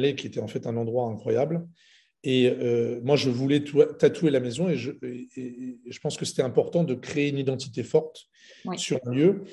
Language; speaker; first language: French; non-native, local second language; Arabic